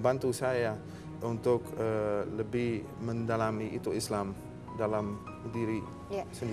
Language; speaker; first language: Indonesian; non-native, fluent; Dutch